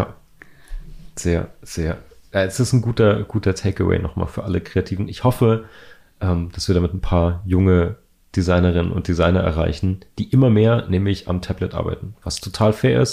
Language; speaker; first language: German; native; German